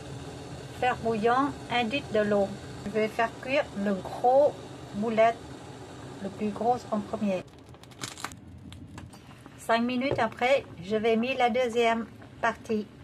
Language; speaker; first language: French; non-native, learner; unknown